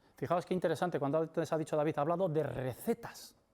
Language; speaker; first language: Spanish; native; Spanish